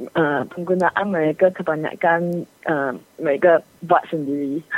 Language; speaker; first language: Malay; non-native, learner; Chinese